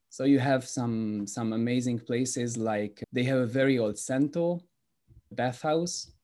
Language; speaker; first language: English; non-native, fluent; Hungarian